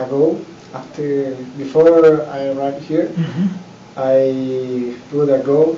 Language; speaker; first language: English; non-native, learner; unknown